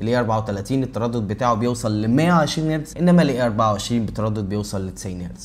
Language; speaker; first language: Arabic; native; Arabic